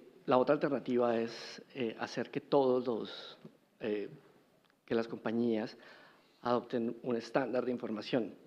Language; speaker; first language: Spanish; native; Spanish